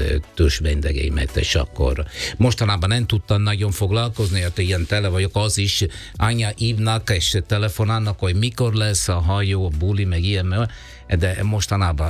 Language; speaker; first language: Hungarian; non-native, learner; Italian